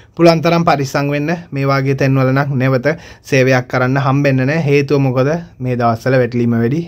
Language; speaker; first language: Sinhala; non-native, local second language; Tamil